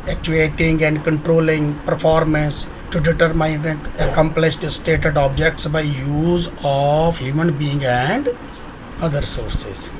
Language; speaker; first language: English; non-native, local second language; Punjabi